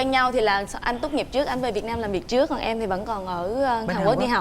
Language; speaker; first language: Vietnamese; native; Vietnamese